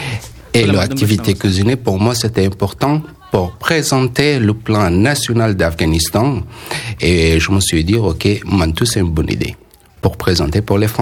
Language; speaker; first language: French; non-native, learner; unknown